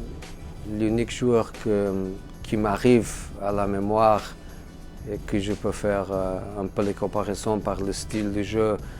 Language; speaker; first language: French; non-native, fluent; Portuguese